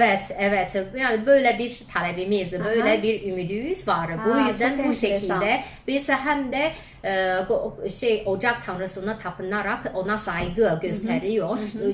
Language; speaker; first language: Turkish; non-native, fluent; Chinese